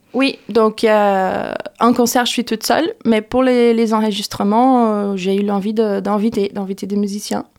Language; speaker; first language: French; non-native, fluent; Portuguese